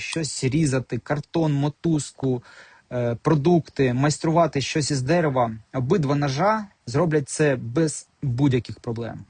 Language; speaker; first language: Ukrainian; native; Ukrainian